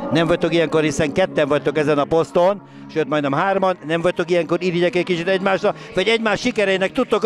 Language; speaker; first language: Hungarian; native; Hungarian